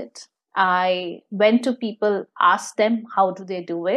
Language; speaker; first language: English; non-native, local second language; Bangla